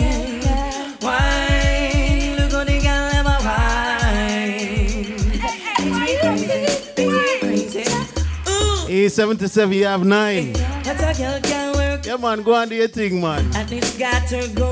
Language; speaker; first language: English; non-native, local second language; Jamaican Creole English